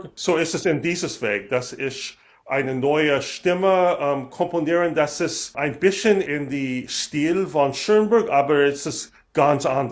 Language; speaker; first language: German; non-native, learner; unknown